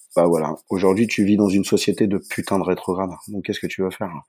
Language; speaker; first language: French; native; French